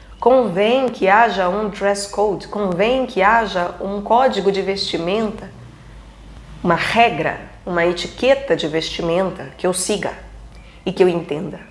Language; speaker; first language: Portuguese; native; Portuguese